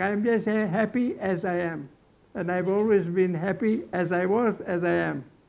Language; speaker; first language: English; non-native, local second language; Malay